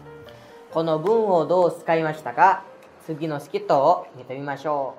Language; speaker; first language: Japanese; non-native, learner; Indonesian